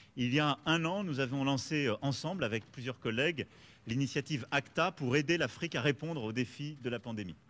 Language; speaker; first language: French; native; French